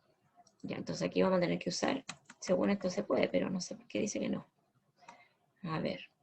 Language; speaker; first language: Spanish; native; Spanish